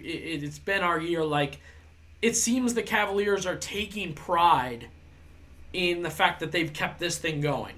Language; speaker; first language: English; native; English